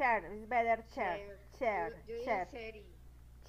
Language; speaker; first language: English; non-native, learner; Spanish